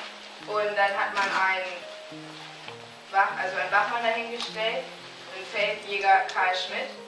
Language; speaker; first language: German; native; German